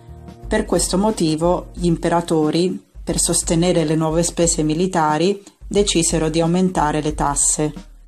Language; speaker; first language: Italian; native; Italian